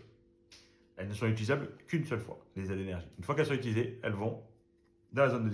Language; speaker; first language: French; native; French